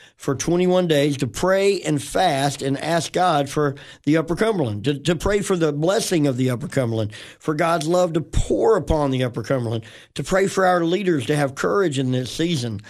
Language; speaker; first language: English; native; English